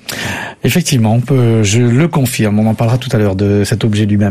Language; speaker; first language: French; native; French